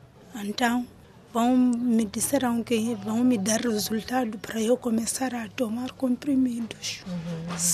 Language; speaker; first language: Portuguese; non-native, local second language; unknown